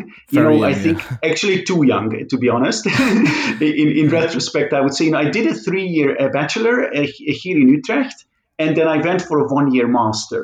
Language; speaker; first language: English; non-native, fluent; Hungarian